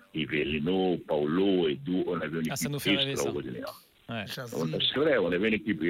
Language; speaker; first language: French; non-native, fluent; Portuguese